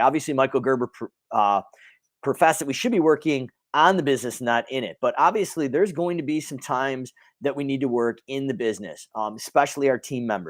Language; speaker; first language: English; native; English